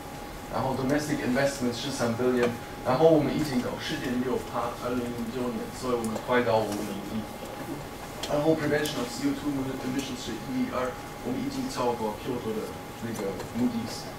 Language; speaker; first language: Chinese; non-native, fluent; German